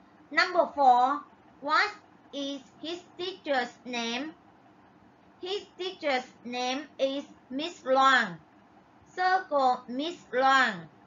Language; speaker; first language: English; non-native, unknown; Vietnamese